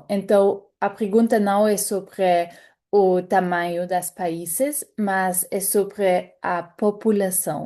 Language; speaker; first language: Portuguese; non-native, fluent; German